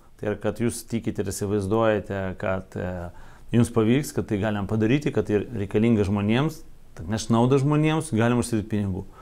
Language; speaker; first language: Lithuanian; non-native, local second language; Russian